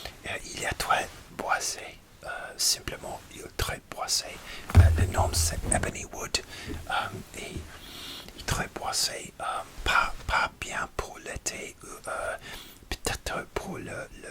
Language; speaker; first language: French; non-native, learner; English